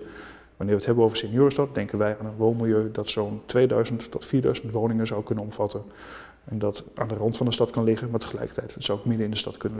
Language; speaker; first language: Dutch; native; Dutch